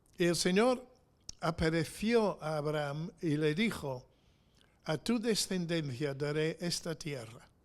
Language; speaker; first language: Spanish; non-native, fluent; English